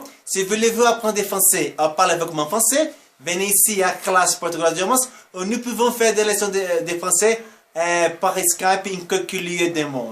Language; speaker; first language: French; non-native, fluent; Portuguese